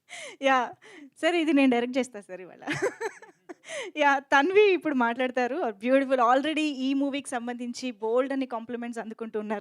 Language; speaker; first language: Telugu; native; Telugu